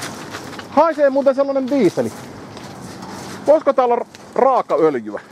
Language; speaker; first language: Finnish; native; Finnish